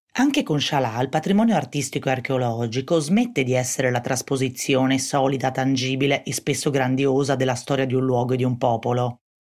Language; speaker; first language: Italian; native; Italian